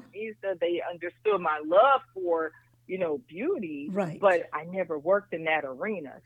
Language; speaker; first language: English; native; English